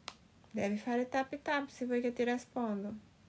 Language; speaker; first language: Italian; non-native, fluent; Portuguese